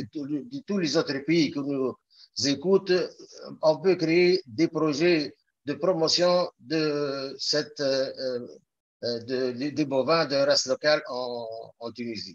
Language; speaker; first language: French; non-native, local second language; Arabic